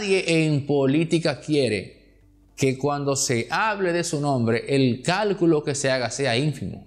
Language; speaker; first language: Spanish; native; Spanish